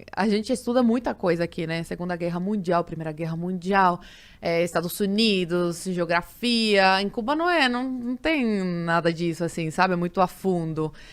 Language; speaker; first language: Portuguese; non-native, fluent; Spanish